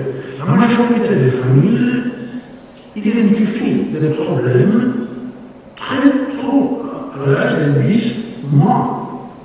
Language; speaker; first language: French; non-native, learner; Spanish